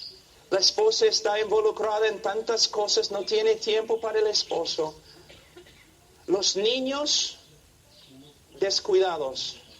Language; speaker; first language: Spanish; non-native, fluent; English